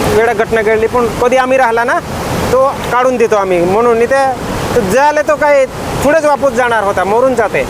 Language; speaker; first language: Marathi; non-native, local second language; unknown